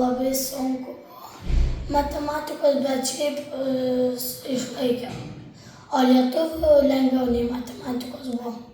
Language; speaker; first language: Lithuanian; non-native, local second language; Russian